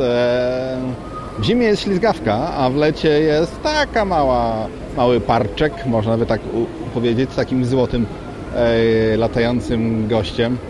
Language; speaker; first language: Polish; native; Polish